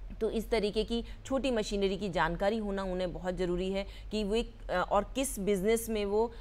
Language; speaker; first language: Hindi; native; Hindi